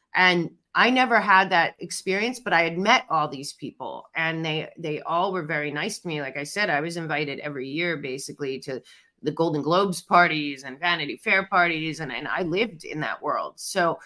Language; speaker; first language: English; native; English